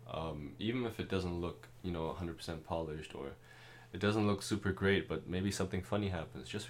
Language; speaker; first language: English; non-native, local second language; German